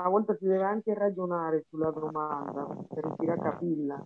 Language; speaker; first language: Italian; non-native, fluent; Spanish